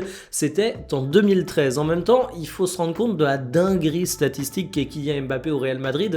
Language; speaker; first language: French; native; French